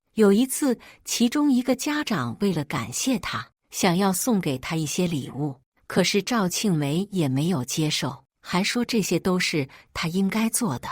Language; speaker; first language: Chinese; native; Chinese